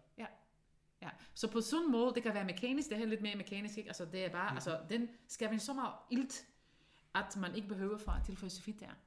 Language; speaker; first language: Danish; non-native, fluent; Dutch